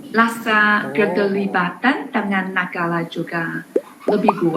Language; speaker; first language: Indonesian; non-native, fluent; Chinese